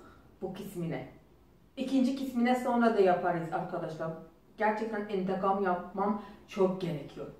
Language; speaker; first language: Turkish; non-native, learner; Azerbaijani